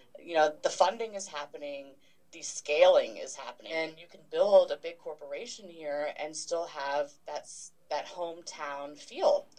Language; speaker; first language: English; native; English